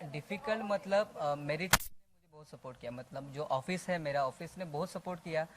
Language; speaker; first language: Hindi; non-native, local second language; Marathi